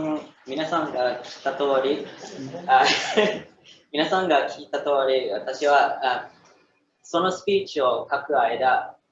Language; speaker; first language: Japanese; non-native, learner; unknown